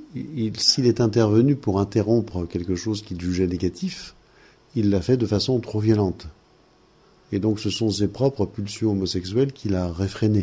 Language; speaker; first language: French; native; French